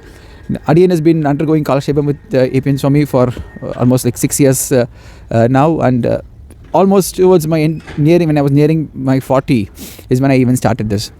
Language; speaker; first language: English; non-native, local second language; Tamil